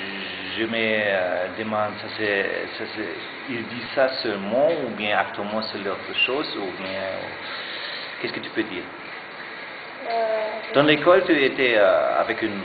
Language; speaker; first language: French; non-native, learner; German